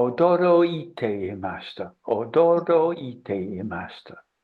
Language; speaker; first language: Japanese; non-native, learner; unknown